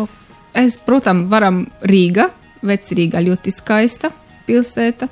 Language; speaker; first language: Latvian; non-native, learner; Romanian